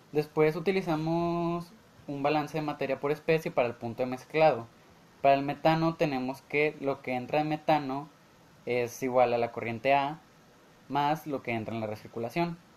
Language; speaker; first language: Spanish; native; Spanish